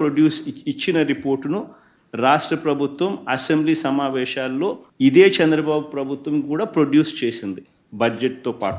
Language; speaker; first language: Telugu; native; Telugu